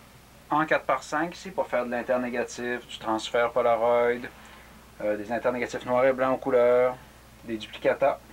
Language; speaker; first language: French; native; French